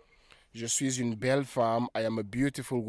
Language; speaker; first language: French; non-native, learner; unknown